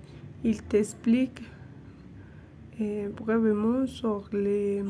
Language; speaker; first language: French; non-native, learner; Spanish